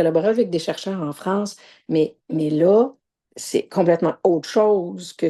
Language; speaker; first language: French; native; French